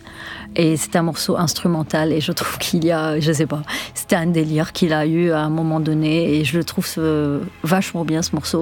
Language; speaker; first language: French; non-native, local second language; Arabic